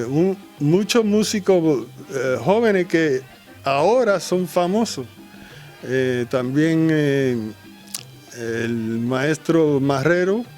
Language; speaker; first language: Spanish; early bilingual, heritage; Spanish